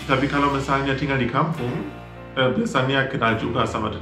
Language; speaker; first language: Indonesian; non-native, fluent; German